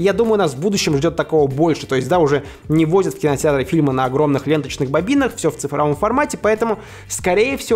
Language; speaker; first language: Russian; native; Russian